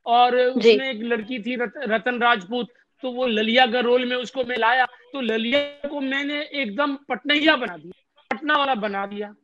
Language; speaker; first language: Hindi; native; Hindi